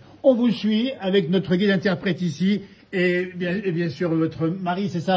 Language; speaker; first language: French; native; French